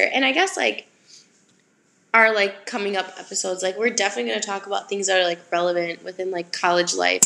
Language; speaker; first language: English; native; English